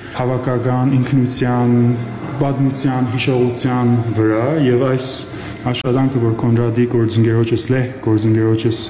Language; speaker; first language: Armenian; early bilingual, heritage; Armenian